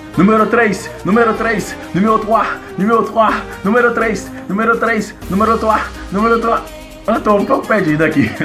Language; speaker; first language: Portuguese; non-native, fluent; Haitian Creole